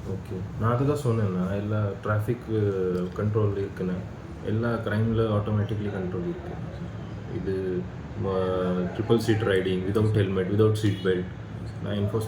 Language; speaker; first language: Tamil; non-native, local second language; Marathi